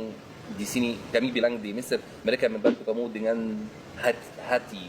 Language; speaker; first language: Indonesian; non-native, fluent; Arabic